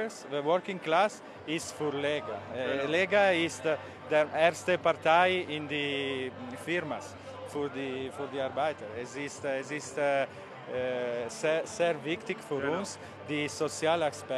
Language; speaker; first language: German; non-native, learner; Italian